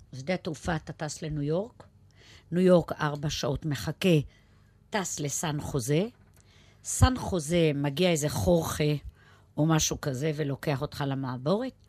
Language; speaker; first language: Hebrew; native; Hebrew